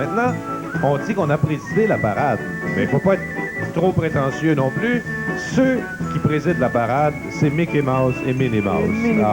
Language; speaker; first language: French; native; French